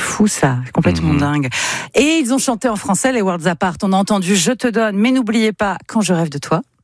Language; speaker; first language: French; native; French